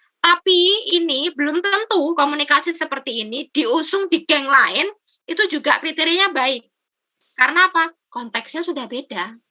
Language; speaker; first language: Indonesian; non-native, local second language; Javanese